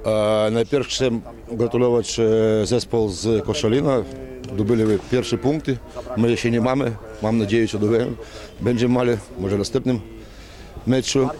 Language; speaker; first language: Polish; non-native, learner; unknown